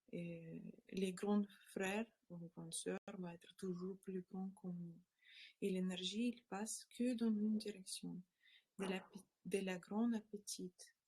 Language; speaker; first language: French; non-native, learner; Russian